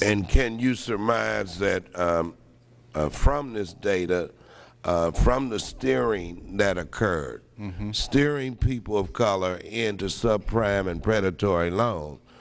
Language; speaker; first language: English; native; English